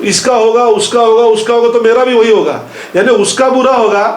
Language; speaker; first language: Hindi; non-native, local second language; Marathi